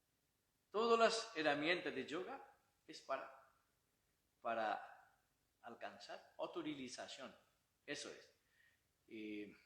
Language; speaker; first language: Spanish; non-native, learner; Bangla